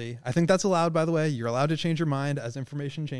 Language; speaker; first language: English; native; English